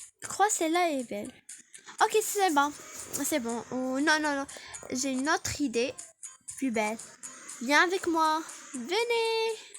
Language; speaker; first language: French; non-native, learner; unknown